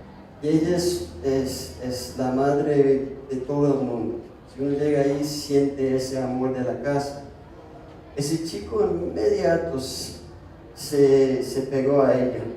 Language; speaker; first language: Spanish; non-native, fluent; English